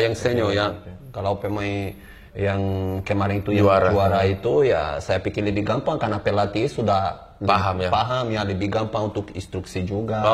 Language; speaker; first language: Indonesian; non-native, fluent; Portuguese